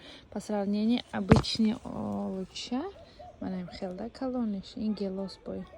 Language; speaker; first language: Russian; non-native, local second language; Tajik